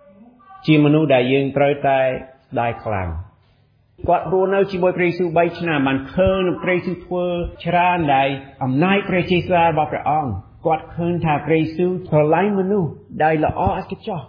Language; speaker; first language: Khmer; non-native, fluent; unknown